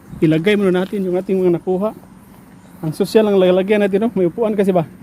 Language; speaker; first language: Filipino; non-native, local second language; Cebuano